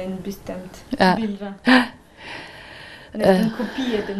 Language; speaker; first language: Danish; non-native, learner; Russian